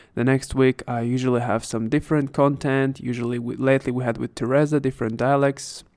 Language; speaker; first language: English; non-native, fluent; Russian